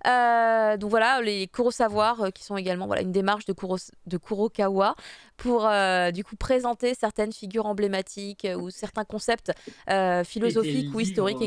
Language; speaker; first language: French; native; French